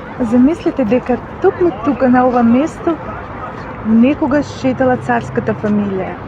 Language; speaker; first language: Macedonian; non-native, fluent; Russian